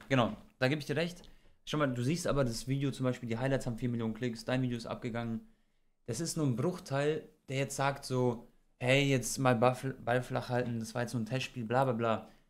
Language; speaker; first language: German; early bilingual, other home language; Croatian